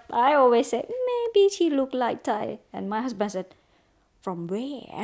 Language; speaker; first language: English; non-native, learner; Thai